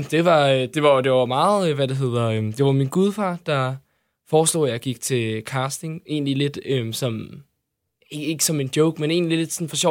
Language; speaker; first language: Danish; native; Danish